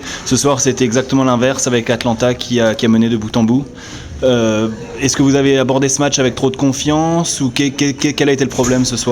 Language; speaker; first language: French; native; French